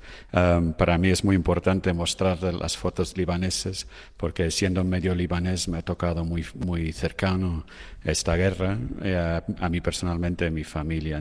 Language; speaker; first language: Spanish; non-native, fluent; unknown